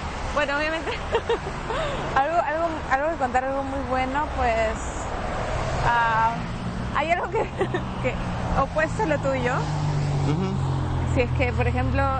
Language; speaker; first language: Spanish; native; Spanish